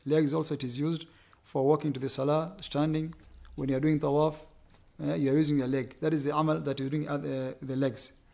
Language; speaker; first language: English; non-native, local second language; Swahili